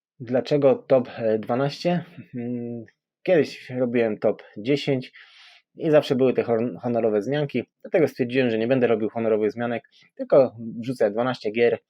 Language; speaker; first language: Polish; native; Polish